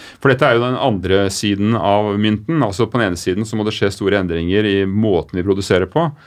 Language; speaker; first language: Norwegian; native; Norwegian